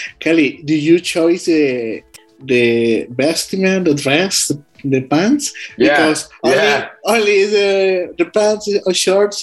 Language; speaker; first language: English; non-native, learner; Spanish